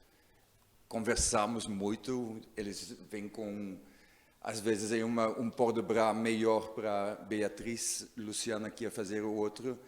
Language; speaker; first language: Portuguese; non-native, learner; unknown